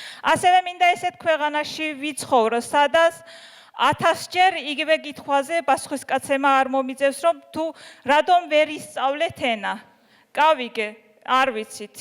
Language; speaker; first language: Georgian; non-native, local second language; Azerbaijani